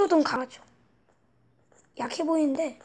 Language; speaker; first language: Korean; native; Korean